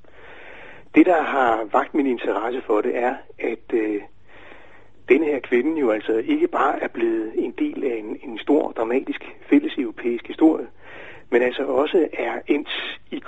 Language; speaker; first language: Danish; native; Danish